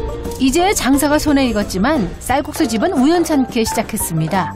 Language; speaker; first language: Korean; native; Korean